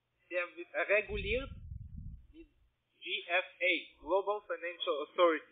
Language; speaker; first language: German; non-native, learner; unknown